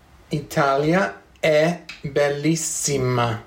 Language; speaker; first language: Italian; non-native, learner; English